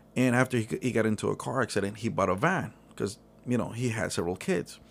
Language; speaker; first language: English; early bilingual, other home language; Spanish